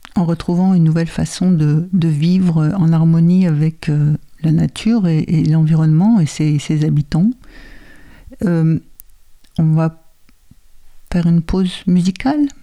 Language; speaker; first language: French; native; French